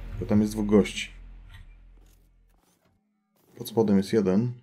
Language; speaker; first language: Polish; native; Polish